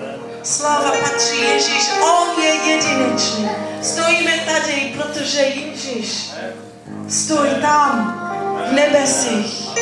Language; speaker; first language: Czech; non-native, learner; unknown